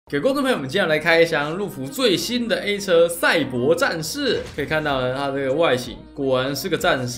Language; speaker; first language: Chinese; native; Chinese